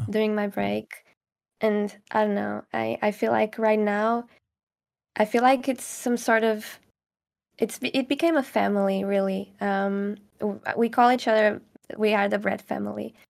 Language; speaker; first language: English; non-native, fluent; Portuguese